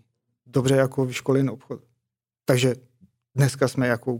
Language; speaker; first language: Czech; non-native, fluent; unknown